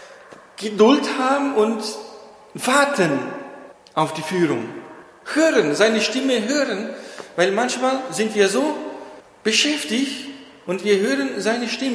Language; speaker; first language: German; non-native, fluent; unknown